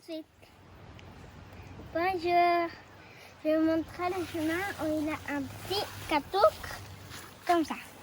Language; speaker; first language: French; early bilingual, other home language; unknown